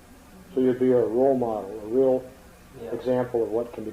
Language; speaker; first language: English; native; English